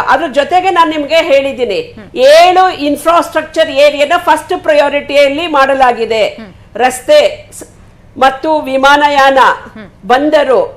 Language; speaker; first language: Kannada; native; Kannada